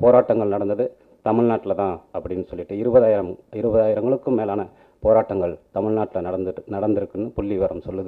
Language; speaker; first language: Tamil; native; Tamil